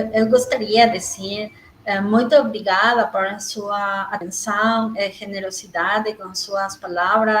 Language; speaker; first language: Portuguese; non-native, learner; Spanish